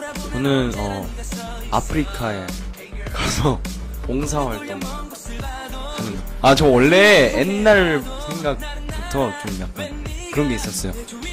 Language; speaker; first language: Korean; non-native, fluent; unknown